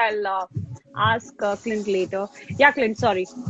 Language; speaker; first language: English; non-native, local second language; Hindi